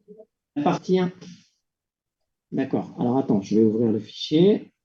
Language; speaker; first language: French; native; French